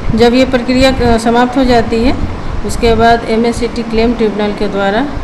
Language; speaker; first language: Hindi; native; Hindi